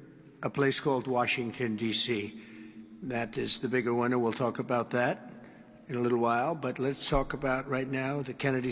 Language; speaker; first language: English; native; English